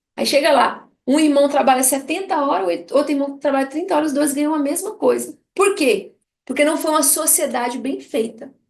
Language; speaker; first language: Portuguese; native; Portuguese